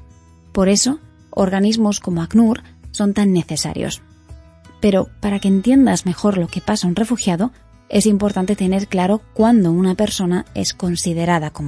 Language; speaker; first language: Spanish; native; Spanish